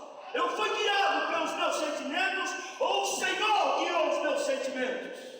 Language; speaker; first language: Portuguese; native; Portuguese